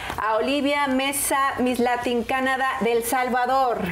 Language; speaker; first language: Spanish; native; Spanish